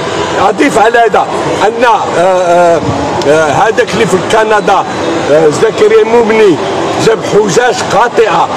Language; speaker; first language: Arabic; native; Arabic